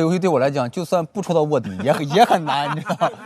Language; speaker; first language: Chinese; native; Chinese